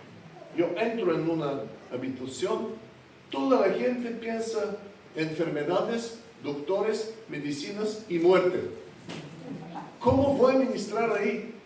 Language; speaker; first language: Spanish; non-native, fluent; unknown